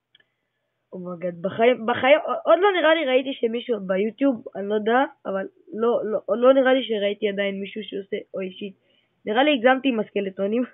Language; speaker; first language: Hebrew; native; Hebrew